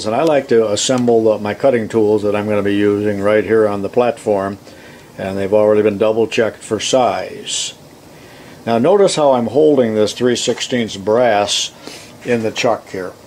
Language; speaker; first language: English; native; English